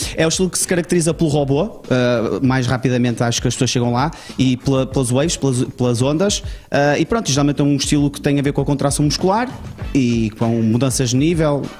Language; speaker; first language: Portuguese; native; Portuguese